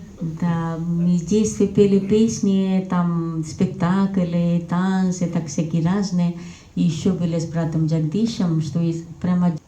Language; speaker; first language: Russian; non-native, fluent; Hindi